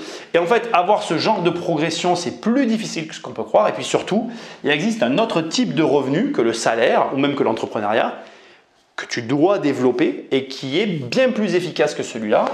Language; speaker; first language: French; native; French